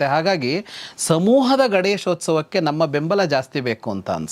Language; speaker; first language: Kannada; native; Kannada